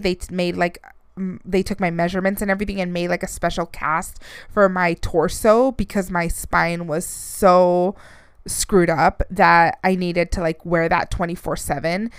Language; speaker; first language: English; early bilingual, other home language; Spanish